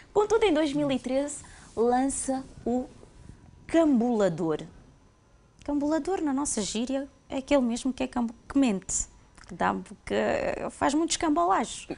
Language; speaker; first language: Portuguese; native; Portuguese